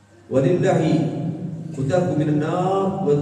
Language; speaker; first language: Indonesian; native; Indonesian